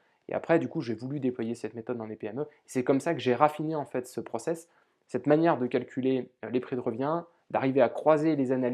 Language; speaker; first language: French; native; French